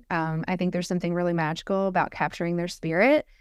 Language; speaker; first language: English; native; English